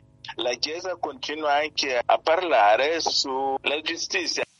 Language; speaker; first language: Italian; non-native, learner; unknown